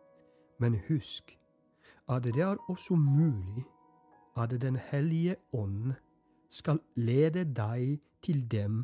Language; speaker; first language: Norwegian; non-native, fluent; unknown